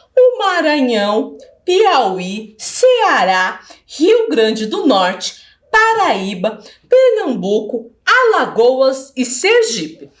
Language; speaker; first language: Portuguese; native; Portuguese